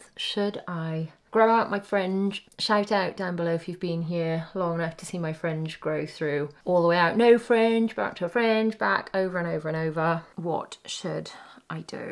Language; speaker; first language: English; native; English